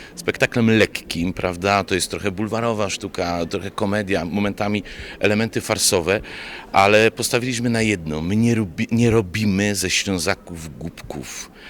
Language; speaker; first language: Polish; non-native, local second language; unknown